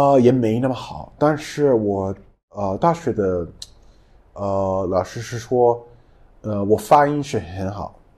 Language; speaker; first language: Chinese; non-native, fluent; English